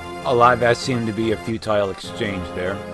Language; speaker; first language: English; native; English